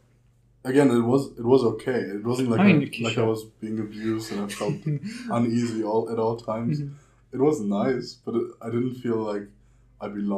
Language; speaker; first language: English; non-native, fluent; German